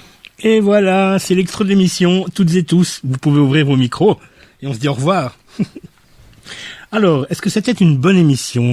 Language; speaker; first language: French; native; French